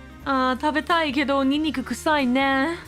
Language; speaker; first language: Japanese; non-native, learner; English